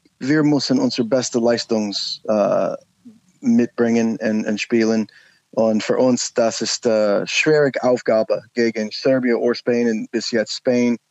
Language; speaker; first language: German; non-native, learner; English